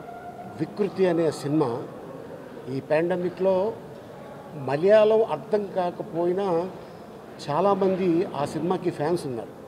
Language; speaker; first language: Telugu; native; Telugu